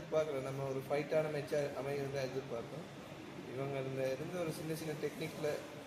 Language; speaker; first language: Tamil; native; Tamil